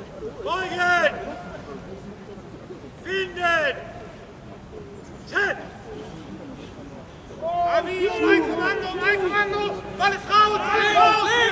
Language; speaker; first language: German; native; German